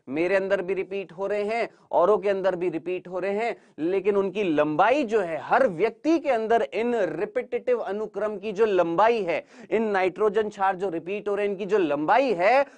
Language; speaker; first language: Hindi; native; Hindi